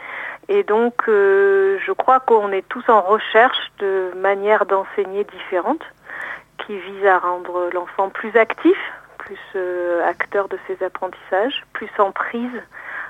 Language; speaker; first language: French; native; French